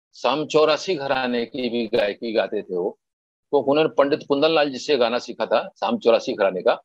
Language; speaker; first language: Hindi; native; Hindi